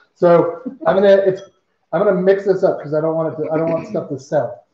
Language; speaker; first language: English; native; English